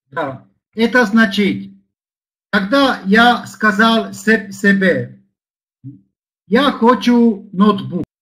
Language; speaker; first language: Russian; non-native, learner; Slovak